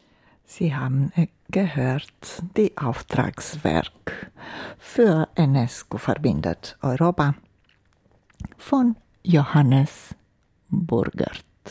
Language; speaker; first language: German; non-native, fluent; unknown